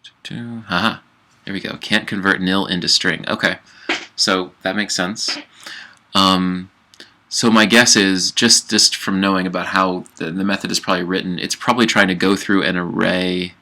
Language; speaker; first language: English; native; English